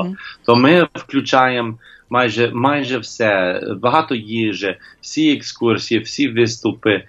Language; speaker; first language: Ukrainian; non-native, learner; English